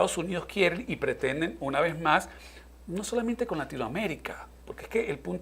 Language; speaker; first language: Spanish; native; Spanish